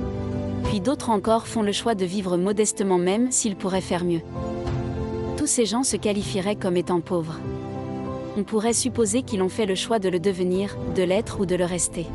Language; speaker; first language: French; native; French